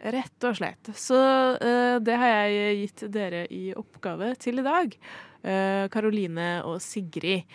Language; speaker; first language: Norwegian; early bilingual, other home language; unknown